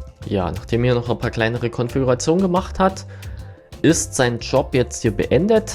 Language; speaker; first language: German; native; German